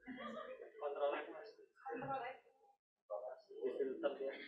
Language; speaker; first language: Indonesian; native; Indonesian